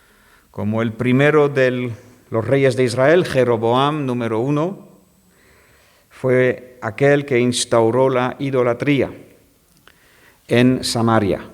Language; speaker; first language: Spanish; non-native, fluent; French